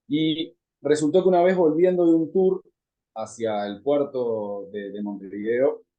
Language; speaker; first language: Spanish; native; Spanish